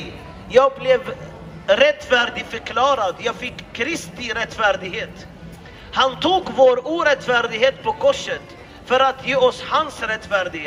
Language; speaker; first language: Swedish; non-native, fluent; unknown